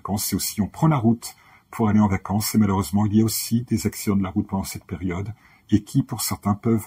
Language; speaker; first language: French; native; French